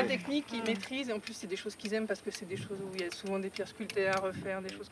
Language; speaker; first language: French; native; French